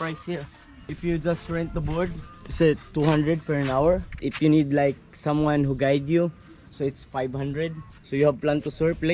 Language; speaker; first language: English; non-native, local second language; Cebuano